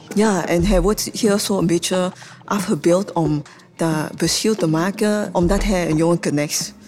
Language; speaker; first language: Dutch; non-native, fluent; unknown